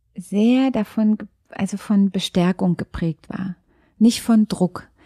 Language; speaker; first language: German; native; German